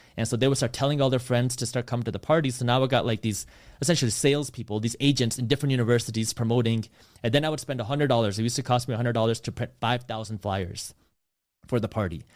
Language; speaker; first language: English; early bilingual, other home language; Punjabi